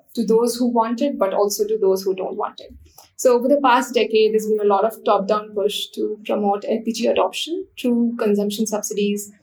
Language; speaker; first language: English; non-native, local second language; Hindi